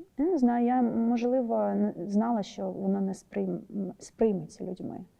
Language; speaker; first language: Ukrainian; non-native, local second language; Russian